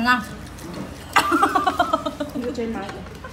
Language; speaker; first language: Korean; non-native, learner; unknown